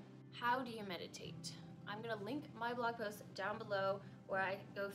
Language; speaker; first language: English; native; English